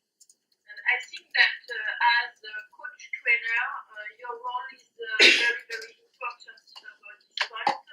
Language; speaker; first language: English; non-native, fluent; French